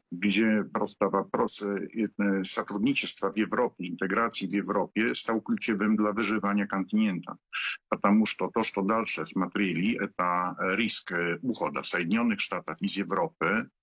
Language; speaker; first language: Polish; non-native, learner; Ukrainian